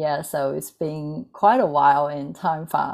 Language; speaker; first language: English; non-native, fluent; Chinese